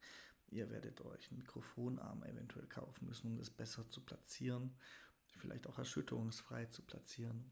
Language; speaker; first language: German; native; German